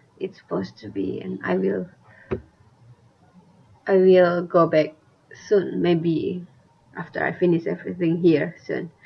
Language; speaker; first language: English; non-native, fluent; Indonesian